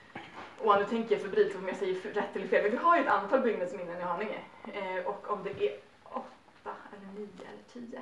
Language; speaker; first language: Swedish; native; Swedish